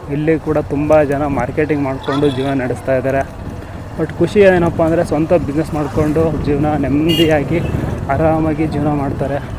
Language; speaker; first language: Kannada; native; Kannada